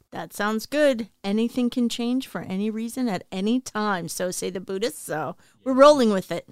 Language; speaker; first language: English; native; English